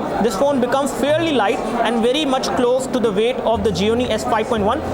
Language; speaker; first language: English; non-native, local second language; Hindi